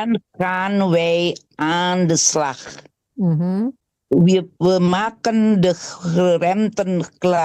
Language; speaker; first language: Dutch; non-native, learner; Indonesian